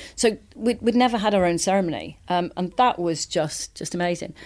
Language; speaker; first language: English; native; English